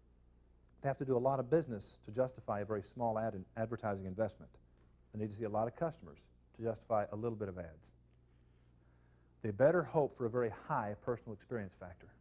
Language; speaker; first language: English; native; English